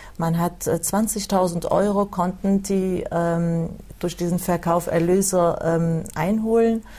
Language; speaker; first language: German; early bilingual, other home language; Turoyo